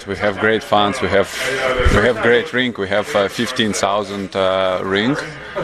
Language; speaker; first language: English; non-native, learner; Russian